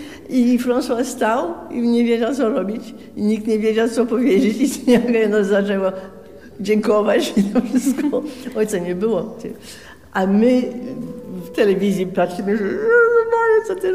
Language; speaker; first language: Polish; early bilingual, heritage; Polish